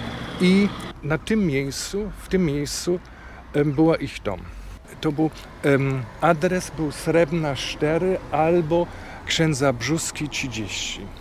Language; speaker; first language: Polish; non-native, fluent; German